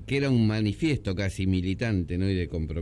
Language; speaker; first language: Spanish; native; Spanish